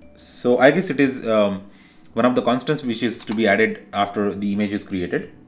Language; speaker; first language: English; non-native, local second language; Marathi